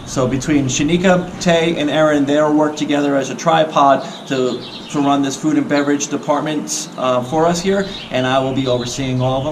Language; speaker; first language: English; native; English